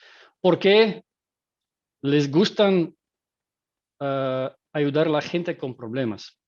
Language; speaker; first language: Spanish; non-native, fluent; Dutch